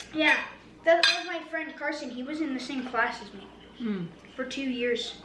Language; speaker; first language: English; native; English